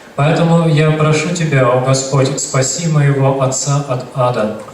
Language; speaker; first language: Russian; native; Russian